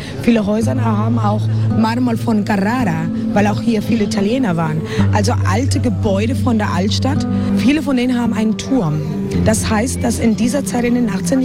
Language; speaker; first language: German; non-native, fluent; Spanish